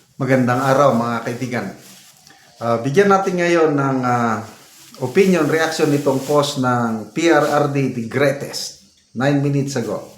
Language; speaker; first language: Filipino; non-native, local second language; Cebuano